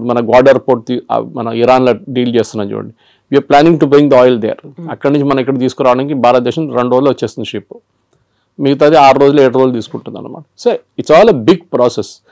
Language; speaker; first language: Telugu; non-native, local second language; Malayalam